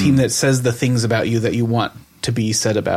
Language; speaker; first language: English; native; English